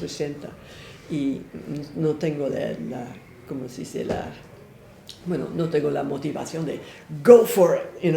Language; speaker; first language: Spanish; non-native, fluent; English